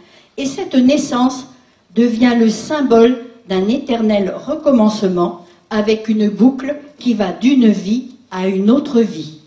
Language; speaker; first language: French; native; French